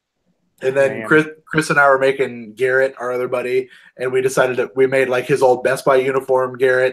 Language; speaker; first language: English; native; English